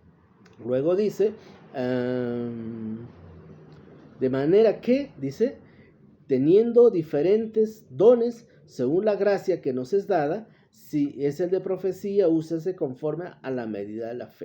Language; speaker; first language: Spanish; native; Spanish